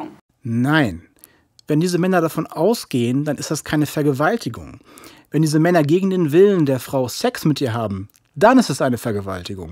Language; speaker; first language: German; native; German